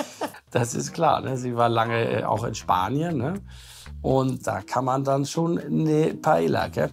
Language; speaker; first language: German; native; German